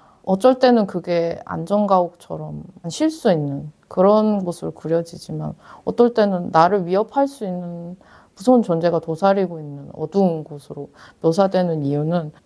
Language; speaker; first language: Korean; native; Korean